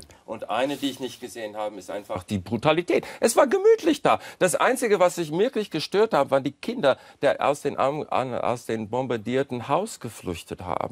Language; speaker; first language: German; non-native, fluent; English